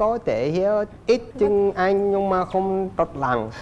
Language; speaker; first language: Vietnamese; non-native, learner; Italian